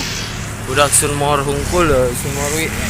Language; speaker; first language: Indonesian; non-native, local second language; Sundanese